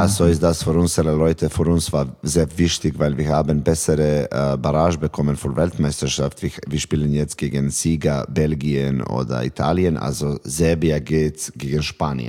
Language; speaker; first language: German; non-native, fluent; Serbian